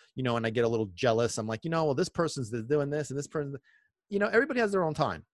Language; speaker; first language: English; non-native, fluent; Italian